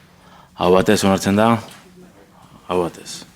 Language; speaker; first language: Basque; native; Basque